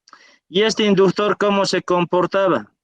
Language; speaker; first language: Spanish; native; Spanish